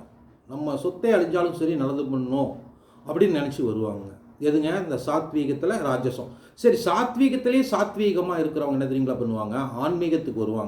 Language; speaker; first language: Tamil; native; Tamil